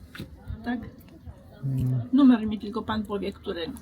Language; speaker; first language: Polish; native; Polish